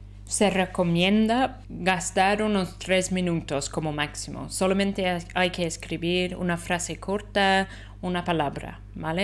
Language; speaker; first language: Spanish; non-native, fluent; English